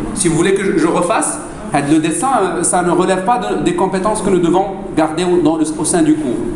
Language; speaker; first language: French; non-native, local second language; Arabic